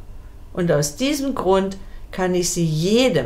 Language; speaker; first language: German; native; German